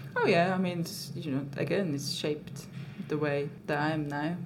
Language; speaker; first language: English; non-native, fluent; Slovak